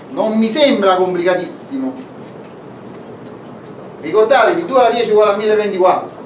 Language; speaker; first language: Italian; native; Italian